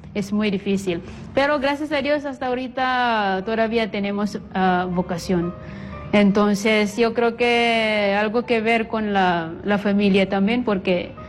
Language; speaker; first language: Spanish; non-native, fluent; Indonesian